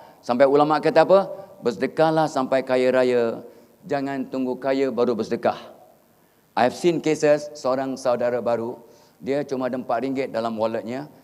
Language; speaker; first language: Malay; native; Malay